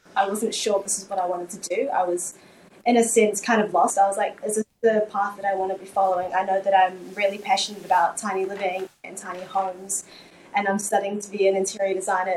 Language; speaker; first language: English; native; English